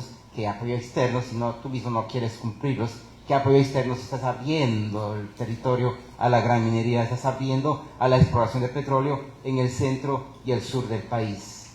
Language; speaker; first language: Spanish; native; Spanish